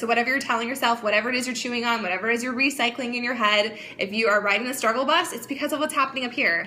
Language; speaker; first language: English; native; English